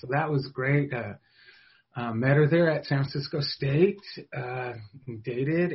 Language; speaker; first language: English; native; English